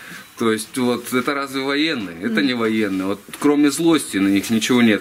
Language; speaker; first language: Russian; native; Russian